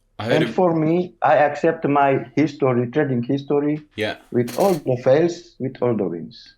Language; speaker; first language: English; non-native, learner; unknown